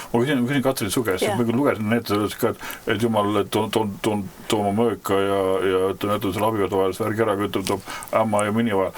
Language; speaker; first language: Estonian; native; Estonian